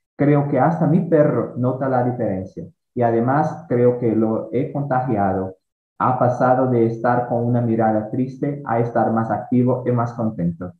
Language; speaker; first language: Spanish; non-native, fluent; Portuguese